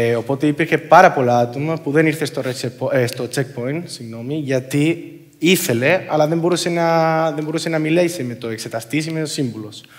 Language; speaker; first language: Greek; non-native, fluent; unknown